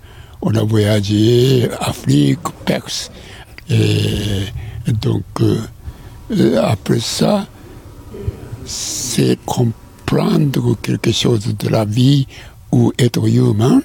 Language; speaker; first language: French; non-native, fluent; Japanese